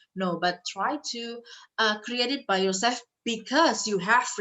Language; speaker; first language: English; non-native, fluent; Indonesian